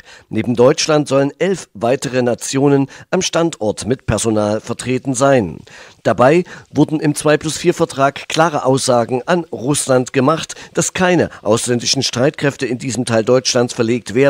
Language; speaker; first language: German; native; German